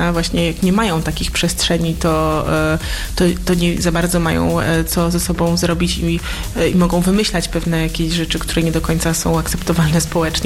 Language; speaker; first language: Polish; native; Polish